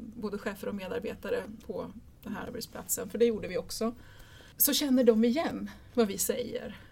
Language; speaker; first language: Swedish; native; Swedish